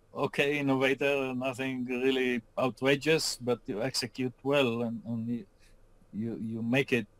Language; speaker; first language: English; non-native, fluent; Hebrew